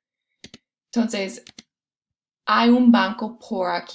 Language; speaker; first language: Spanish; non-native, fluent; English